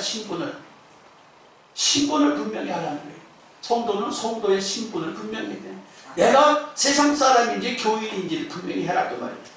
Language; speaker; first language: Korean; native; Korean